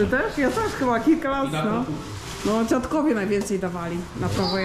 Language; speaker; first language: Polish; native; Polish